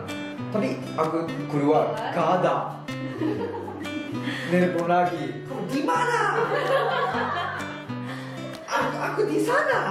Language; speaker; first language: Indonesian; non-native, learner; Japanese